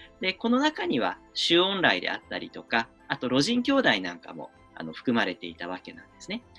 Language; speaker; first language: Japanese; native; Japanese